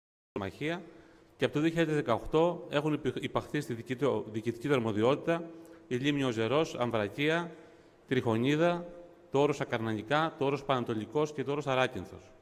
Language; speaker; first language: Greek; native; Greek